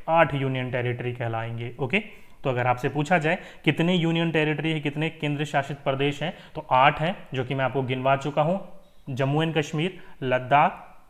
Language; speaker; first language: Hindi; native; Hindi